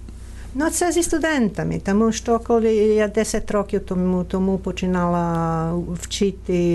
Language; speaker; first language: Ukrainian; non-native, fluent; Italian